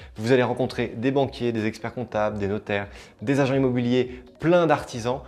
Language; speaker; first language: French; native; French